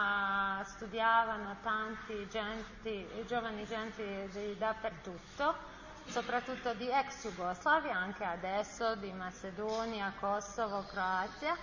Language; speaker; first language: Italian; non-native, learner; Bosnian